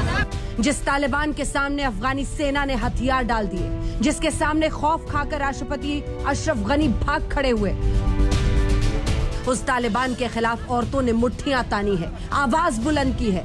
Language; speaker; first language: Hindi; native; Hindi